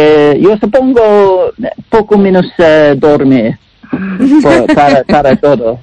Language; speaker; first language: Spanish; non-native, learner; English